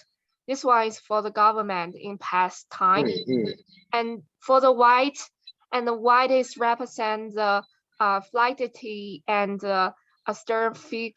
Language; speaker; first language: English; non-native, learner; Chinese